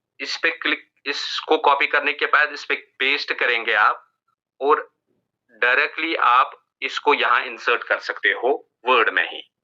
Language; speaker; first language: Hindi; non-native, local second language; Kashmiri